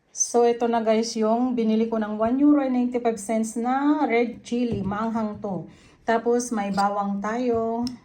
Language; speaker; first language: Filipino; non-native, local second language; Iloko